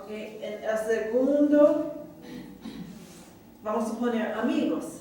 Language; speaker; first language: Spanish; non-native, fluent; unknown